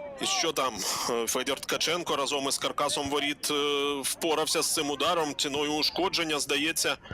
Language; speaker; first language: Ukrainian; native; Ukrainian